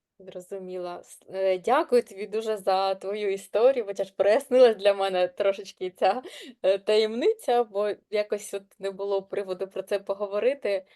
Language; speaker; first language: Ukrainian; non-native, local second language; Russian